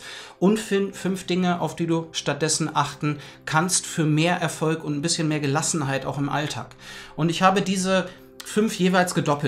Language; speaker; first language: German; native; German